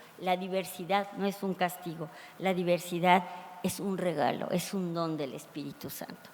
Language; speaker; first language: Spanish; native; Spanish